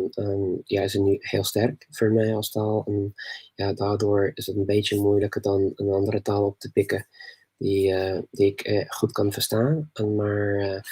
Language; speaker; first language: Dutch; non-native, learner; English